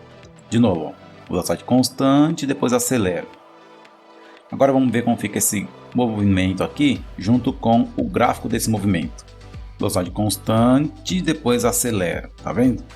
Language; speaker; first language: Portuguese; native; Portuguese